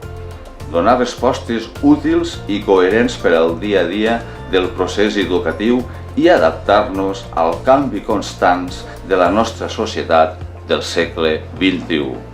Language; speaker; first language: Catalan; native; Catalan